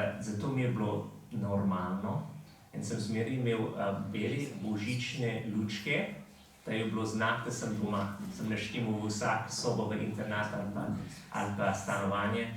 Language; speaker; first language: Slovenian; non-native, fluent; English